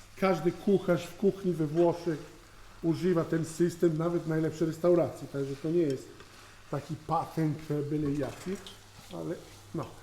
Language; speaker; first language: Polish; non-native, learner; Italian